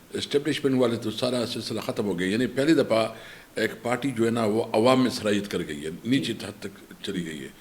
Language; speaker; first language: Urdu; non-native, local second language; Pashto